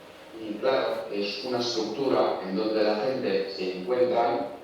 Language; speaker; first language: Spanish; non-native, learner; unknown